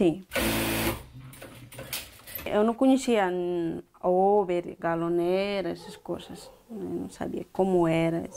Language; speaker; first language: Portuguese; non-native, learner; Spanish